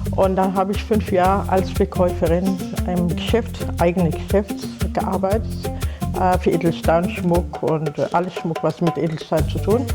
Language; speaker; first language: German; non-native, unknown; Arabic